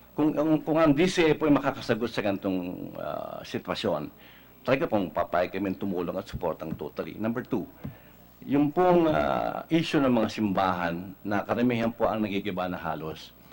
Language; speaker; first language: Filipino; native; Filipino